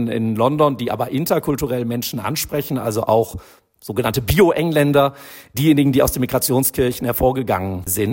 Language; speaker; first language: German; native; German